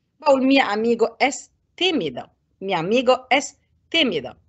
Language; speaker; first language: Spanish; non-native, fluent; Arabic